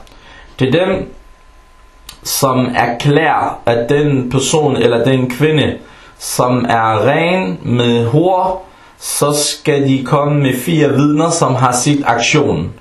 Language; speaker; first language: Danish; non-native, fluent; Arabic